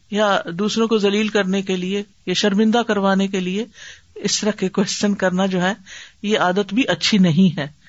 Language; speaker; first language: Urdu; native; Urdu